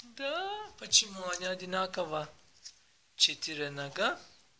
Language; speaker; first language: Russian; non-native, learner; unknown